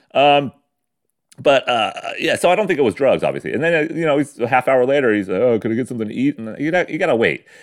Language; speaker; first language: English; native; English